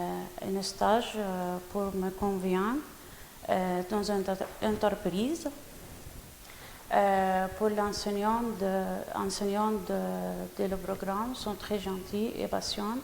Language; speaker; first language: French; non-native, learner; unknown